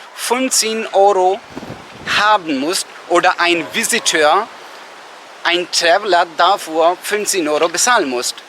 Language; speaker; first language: German; non-native, learner; Urdu